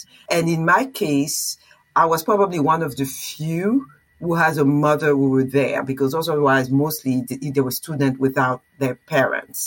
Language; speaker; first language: English; non-native, fluent; French